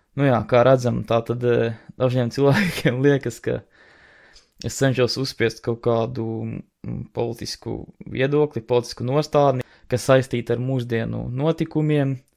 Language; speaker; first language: Latvian; native; Latvian